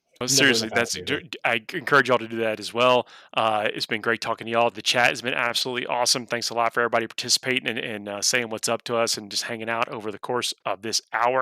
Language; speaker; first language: English; native; English